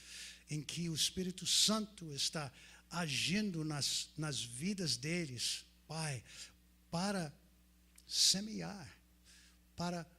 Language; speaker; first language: Portuguese; non-native, fluent; English